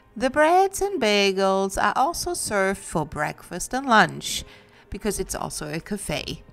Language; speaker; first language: English; non-native, fluent; German